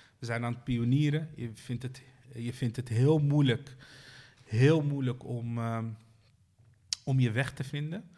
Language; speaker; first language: Dutch; early bilingual, other home language; Arabic